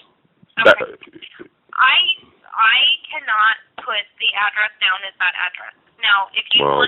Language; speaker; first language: English; native; English